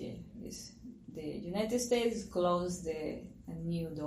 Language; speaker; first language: English; non-native, learner; Spanish